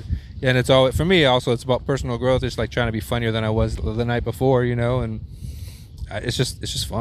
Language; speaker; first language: English; native; English